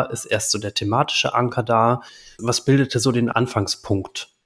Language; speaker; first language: German; native; German